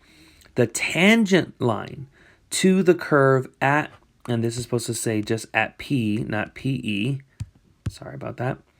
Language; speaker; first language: English; native; English